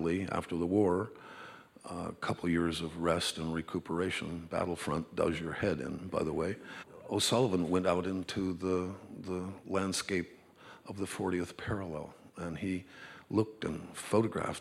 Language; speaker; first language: English; native; English